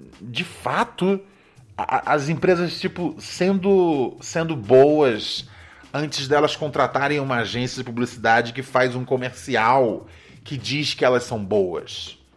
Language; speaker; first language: Portuguese; native; Portuguese